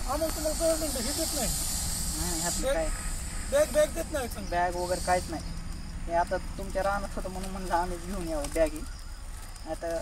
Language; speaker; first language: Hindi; non-native, local second language; Marathi